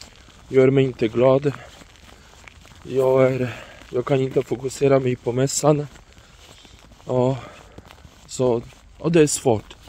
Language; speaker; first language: Swedish; non-native, fluent; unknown